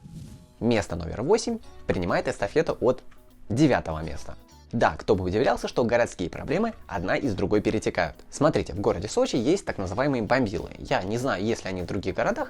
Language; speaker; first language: Russian; native; Russian